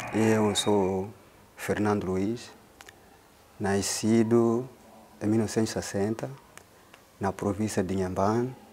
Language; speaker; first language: Portuguese; non-native, local second language; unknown